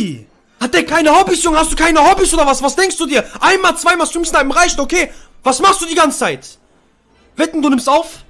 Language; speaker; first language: German; native; German